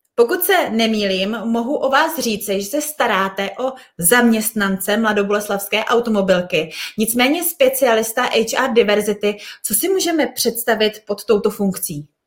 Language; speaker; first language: Czech; native; Czech